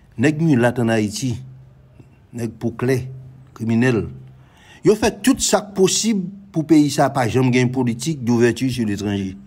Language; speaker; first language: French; non-native, local second language; Haitian Creole